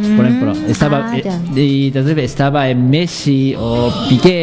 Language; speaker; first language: Spanish; non-native, learner; Japanese